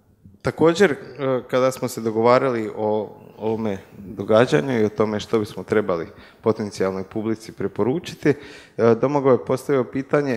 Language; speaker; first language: Croatian; native; Croatian